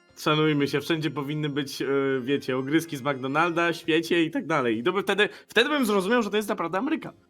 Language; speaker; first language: Polish; native; Polish